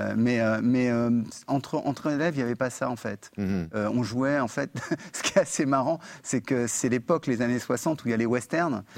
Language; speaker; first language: French; native; French